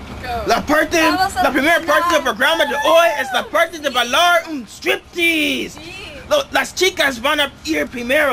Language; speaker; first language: Spanish; non-native, learner; English